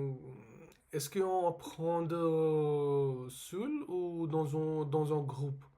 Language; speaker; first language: French; non-native, learner; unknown